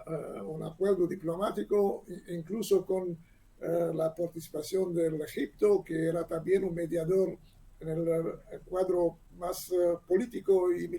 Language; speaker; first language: Spanish; non-native, learner; Hebrew